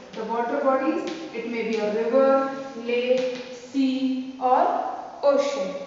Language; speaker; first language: English; non-native, local second language; Hindi